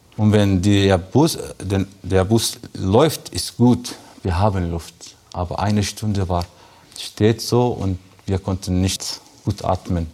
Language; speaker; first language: German; non-native, learner; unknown